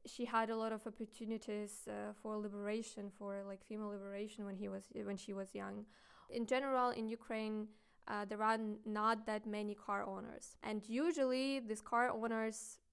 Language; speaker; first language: English; non-native, fluent; Ukrainian